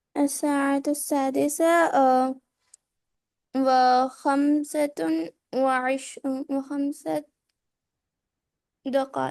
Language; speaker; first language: Arabic; non-native, learner; Urdu